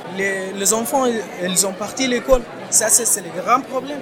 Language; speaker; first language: French; non-native, learner; Arabic